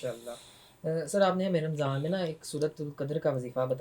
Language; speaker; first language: Urdu; native; Urdu